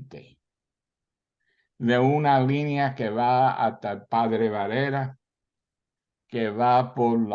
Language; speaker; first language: Spanish; early bilingual, heritage; Spanish